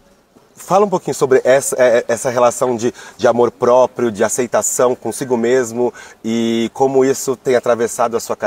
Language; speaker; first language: Portuguese; native; Portuguese